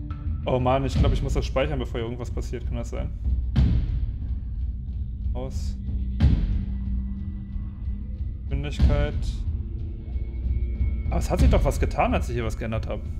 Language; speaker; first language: German; native; German